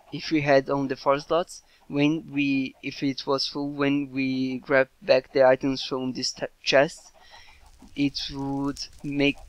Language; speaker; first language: English; non-native, fluent; Portuguese